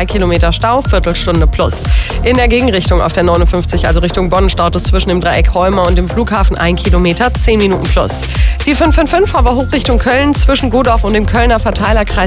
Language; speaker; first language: German; native; German